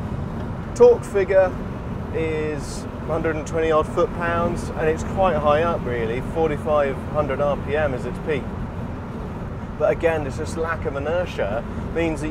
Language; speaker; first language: English; native; English